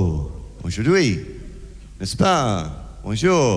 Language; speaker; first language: French; non-native, learner; English